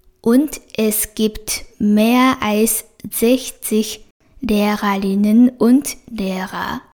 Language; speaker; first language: German; non-native, fluent; Japanese